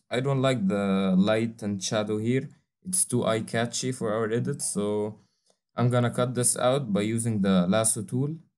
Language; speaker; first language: English; non-native, fluent; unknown